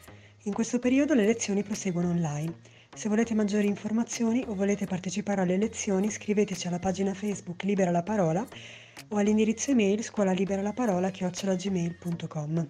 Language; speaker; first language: Italian; native; Italian